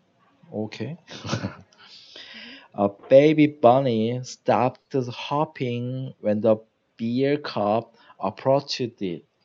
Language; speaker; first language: English; non-native, learner; Korean